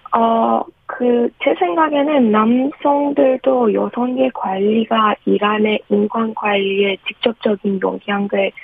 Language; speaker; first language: Korean; non-native, learner; Persian